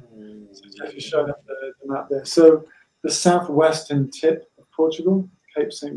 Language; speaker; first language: English; native; English